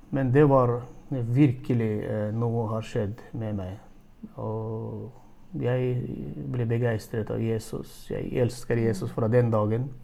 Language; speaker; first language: Norwegian; non-native, fluent; Turkmen